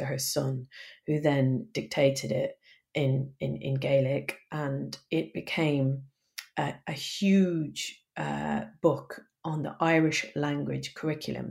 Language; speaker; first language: English; native; English